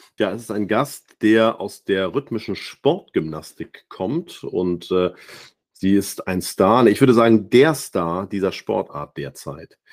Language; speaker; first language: German; native; German